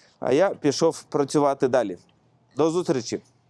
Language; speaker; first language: Ukrainian; non-native, local second language; Russian